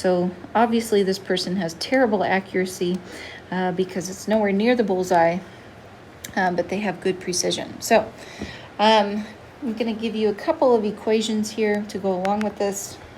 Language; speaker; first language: English; native; English